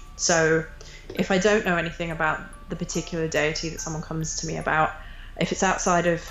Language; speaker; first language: English; native; English